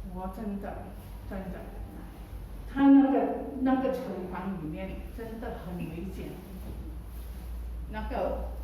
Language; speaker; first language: Chinese; early bilingual, heritage; Chinese